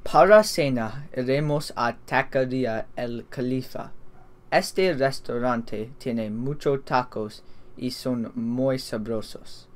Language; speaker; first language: Spanish; non-native, learner; English